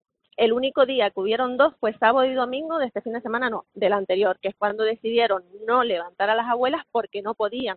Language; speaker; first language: Spanish; native; Spanish